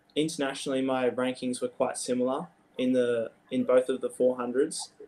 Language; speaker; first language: English; native; English